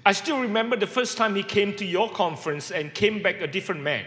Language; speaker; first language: English; non-native, fluent; Indonesian